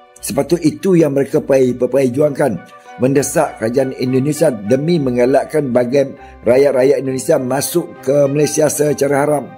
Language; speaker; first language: Malay; native; Malay